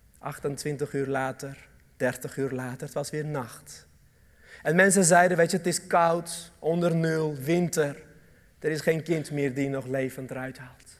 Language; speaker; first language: Dutch; early bilingual, other home language; Armenian